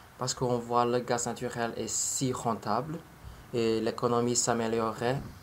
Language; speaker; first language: French; non-native, learner; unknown